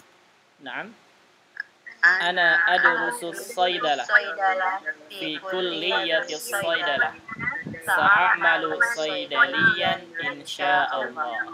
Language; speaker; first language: Arabic; non-native, fluent; Indonesian